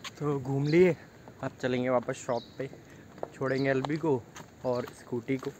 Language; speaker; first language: Hindi; native; Hindi